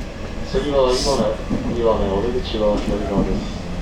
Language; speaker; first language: Japanese; native; Japanese